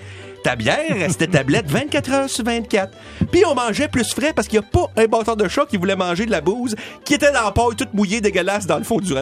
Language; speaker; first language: French; native; French